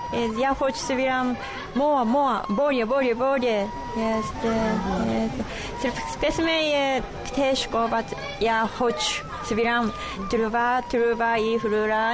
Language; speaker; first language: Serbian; non-native, learner; Japanese